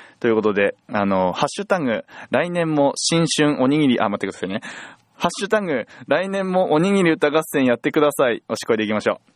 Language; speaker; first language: Japanese; native; Japanese